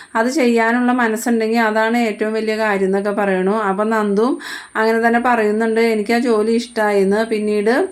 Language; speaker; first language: Malayalam; native; Malayalam